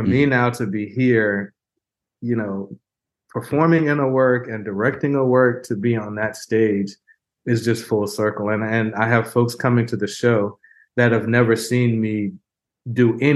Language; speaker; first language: English; native; English